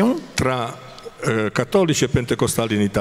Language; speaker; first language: Italian; native; Italian